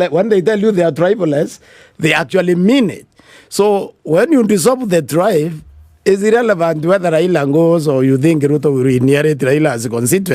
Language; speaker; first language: English; non-native, local second language; Meru